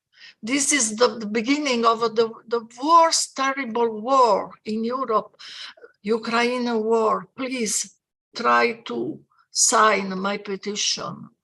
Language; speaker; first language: English; non-native, fluent; Italian